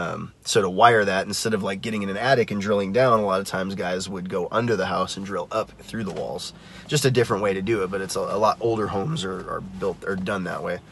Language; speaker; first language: English; native; English